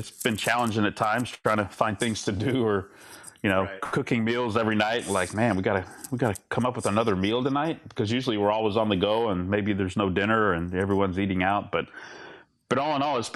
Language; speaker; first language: English; native; English